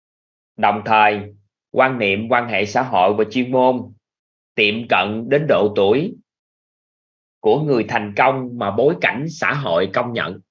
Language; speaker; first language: Vietnamese; native; Vietnamese